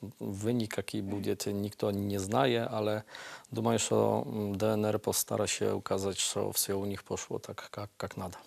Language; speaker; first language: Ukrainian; non-native, learner; Polish